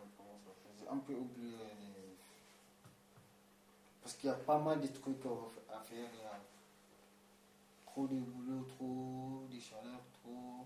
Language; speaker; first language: French; non-native, learner; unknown